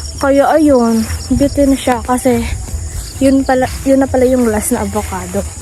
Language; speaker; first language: Filipino; non-native, local second language; Hiligaynon